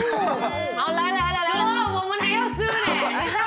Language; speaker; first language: Chinese; native; Chinese